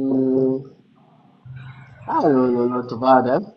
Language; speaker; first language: English; non-native, learner; French